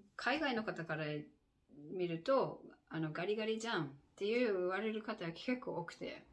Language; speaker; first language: Japanese; non-native, fluent; English